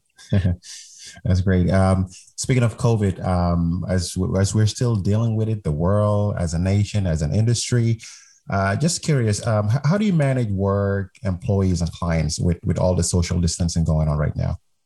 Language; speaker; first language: English; non-native, fluent; French